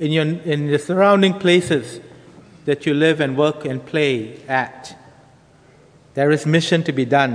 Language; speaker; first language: English; native; English